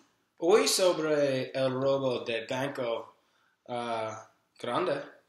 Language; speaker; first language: Spanish; non-native, learner; English